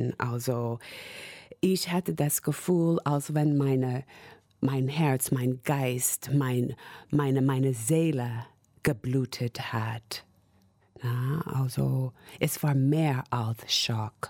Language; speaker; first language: German; non-native, fluent; English